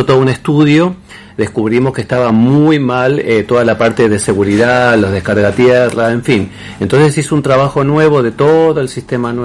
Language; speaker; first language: Spanish; native; Spanish